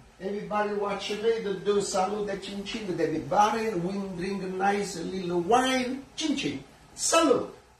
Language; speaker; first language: English; non-native, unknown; Italian